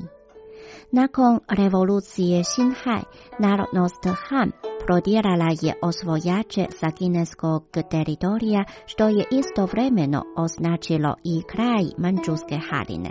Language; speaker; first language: Croatian; non-native, fluent; Chinese